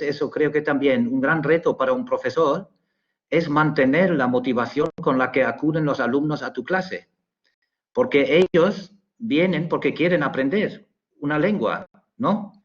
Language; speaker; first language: Spanish; non-native, fluent; German